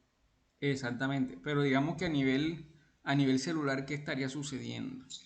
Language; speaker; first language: Spanish; native; Spanish